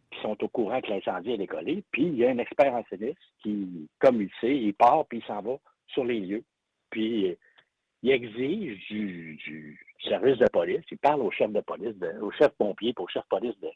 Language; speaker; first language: French; native; French